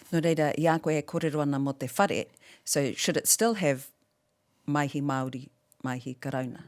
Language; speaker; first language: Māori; non-native, local second language; English